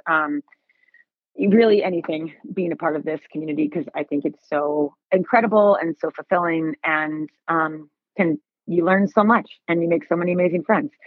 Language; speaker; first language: English; native; English